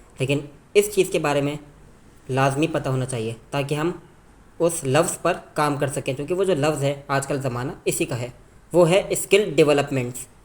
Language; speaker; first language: Urdu; native; Urdu